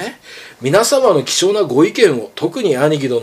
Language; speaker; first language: Japanese; native; Japanese